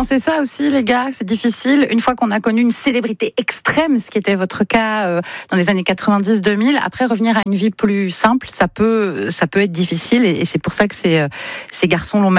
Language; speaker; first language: French; native; French